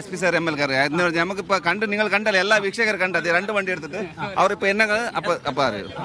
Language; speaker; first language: Malayalam; non-native, learner; Kannada